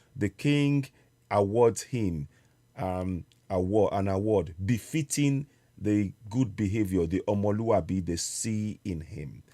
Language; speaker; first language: English; non-native, local second language; Yoruba